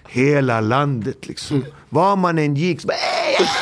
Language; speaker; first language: Swedish; native; Swedish